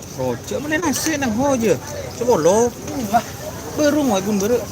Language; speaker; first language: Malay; non-native, local second language; Madurese